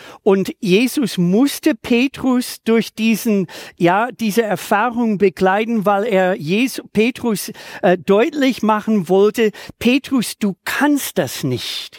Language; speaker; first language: German; native; German